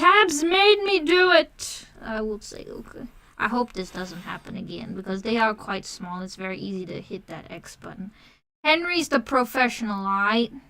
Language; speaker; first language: English; native; English